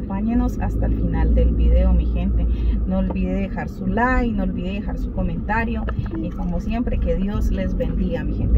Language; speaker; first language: Spanish; native; Spanish